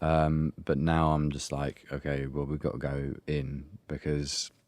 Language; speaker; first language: English; native; English